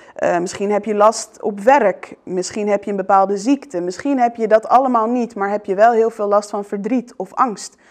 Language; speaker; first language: Dutch; early bilingual, other home language; Arabic